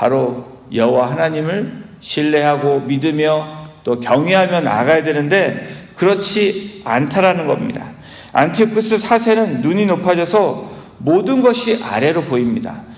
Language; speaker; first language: Korean; native; Korean